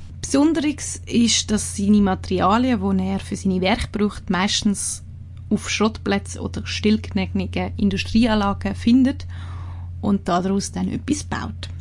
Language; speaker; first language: German; native; German